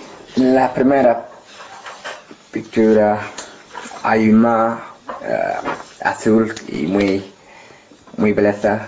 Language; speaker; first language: Spanish; non-native, learner; English